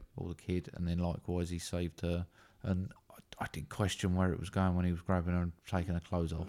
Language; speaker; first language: English; native; English